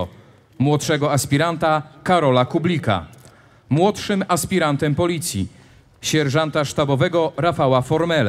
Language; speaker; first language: Polish; native; Polish